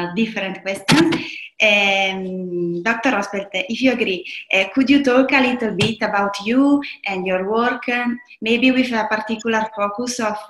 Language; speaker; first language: English; non-native, fluent; Italian